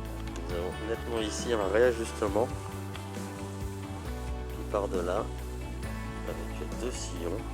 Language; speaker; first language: French; native; French